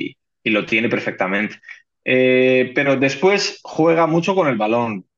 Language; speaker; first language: Spanish; non-native, fluent; Greek